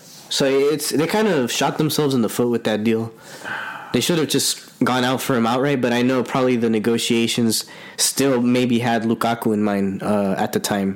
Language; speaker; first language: English; early bilingual, other home language; Spanish